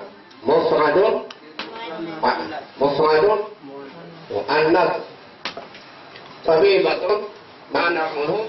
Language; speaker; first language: Arabic; non-native, fluent; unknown